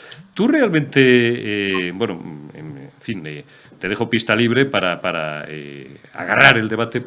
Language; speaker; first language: Spanish; native; Spanish